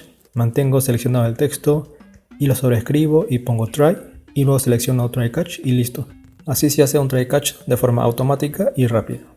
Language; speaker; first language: Spanish; native; Spanish